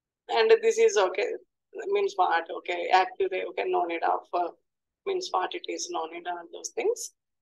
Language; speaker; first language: English; non-native, local second language; Telugu